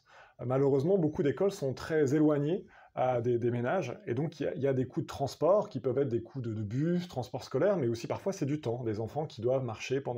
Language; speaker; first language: French; native; French